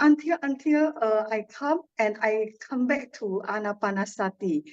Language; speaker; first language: English; non-native, learner; Indonesian